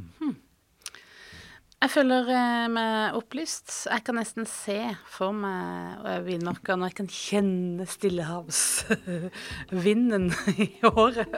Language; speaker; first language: Norwegian; native; Norwegian